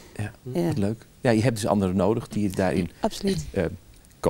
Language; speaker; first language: Dutch; native; Dutch